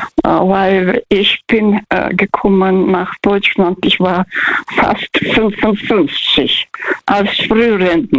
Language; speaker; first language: German; non-native, fluent; Russian